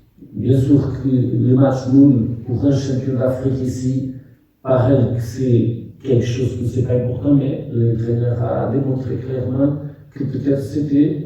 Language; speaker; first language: French; non-native, fluent; Portuguese